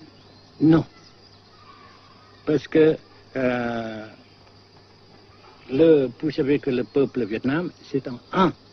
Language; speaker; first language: French; non-native, fluent; Vietnamese